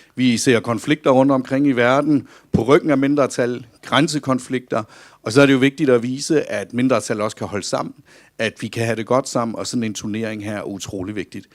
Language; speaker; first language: Danish; early bilingual, heritage; Danish